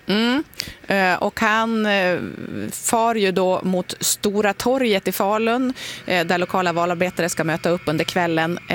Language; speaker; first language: Swedish; native; Swedish